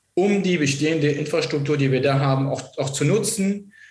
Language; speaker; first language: German; non-native, local second language; Kurdish